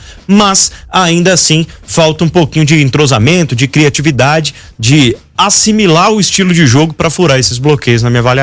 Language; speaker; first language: Portuguese; native; Portuguese